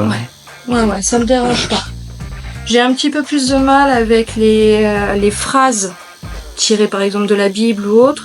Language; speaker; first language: French; native; French